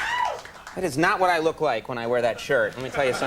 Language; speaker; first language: English; native; English